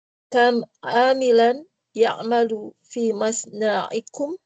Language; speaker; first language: Arabic; non-native, learner; Indonesian